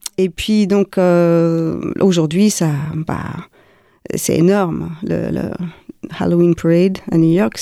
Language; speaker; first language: French; non-native, fluent; English